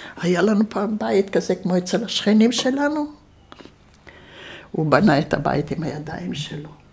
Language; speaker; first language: Hebrew; early bilingual, other home language; Yiddish